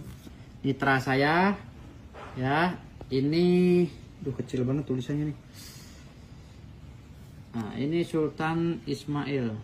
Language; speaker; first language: Indonesian; native; Indonesian